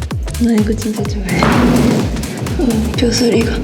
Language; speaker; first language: Korean; non-native, fluent; Japanese